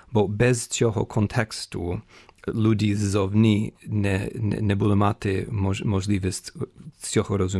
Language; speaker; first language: Ukrainian; non-native, fluent; English